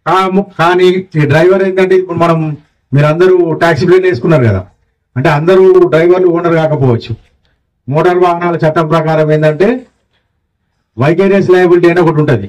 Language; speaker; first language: Telugu; native; Telugu